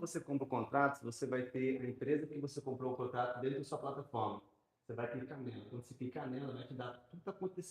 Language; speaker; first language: Portuguese; native; Portuguese